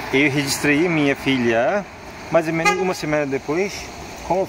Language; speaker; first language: Portuguese; non-native, learner; Turkish